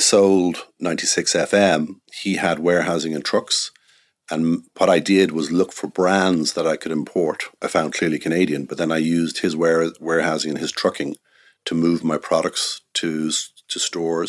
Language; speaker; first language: English; native; English